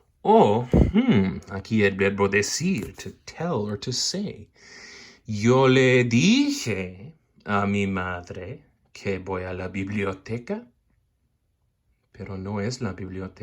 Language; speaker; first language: Spanish; non-native, fluent; English